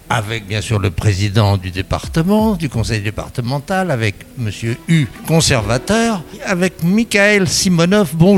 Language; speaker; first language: French; native; French